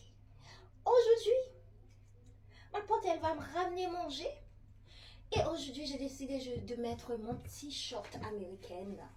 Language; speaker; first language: French; early bilingual, other home language; Haitian Creole